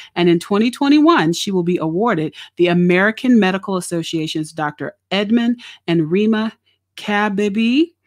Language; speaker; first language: English; native; English